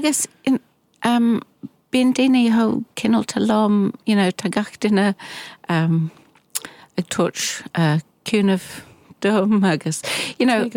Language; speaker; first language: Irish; non-native, learner; English